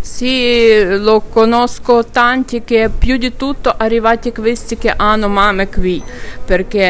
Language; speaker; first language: Italian; non-native, learner; Ukrainian